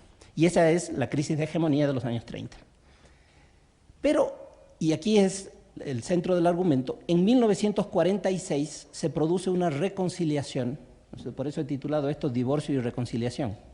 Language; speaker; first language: Spanish; native; Spanish